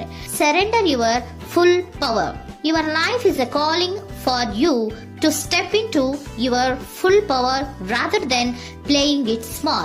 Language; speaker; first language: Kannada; native; Kannada